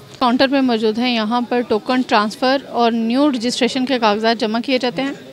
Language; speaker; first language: Urdu; native; Urdu